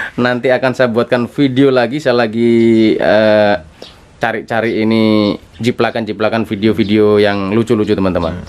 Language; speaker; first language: Indonesian; non-native, local second language; Javanese